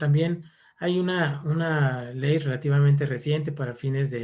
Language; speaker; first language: Spanish; native; Spanish